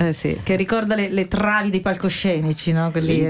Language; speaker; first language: Italian; native; Italian